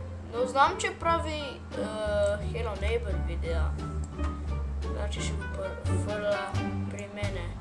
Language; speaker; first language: Bulgarian; early bilingual, heritage; Bulgarian